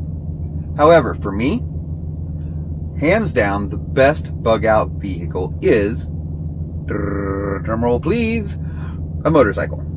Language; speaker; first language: English; native; English